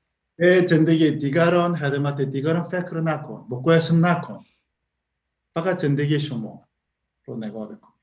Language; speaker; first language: Persian; non-native, learner; Korean